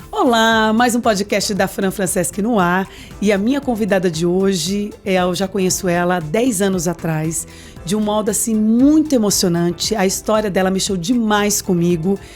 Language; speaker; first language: Portuguese; native; Portuguese